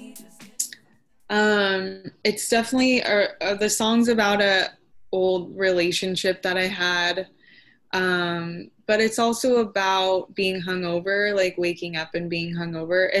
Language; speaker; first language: English; native; English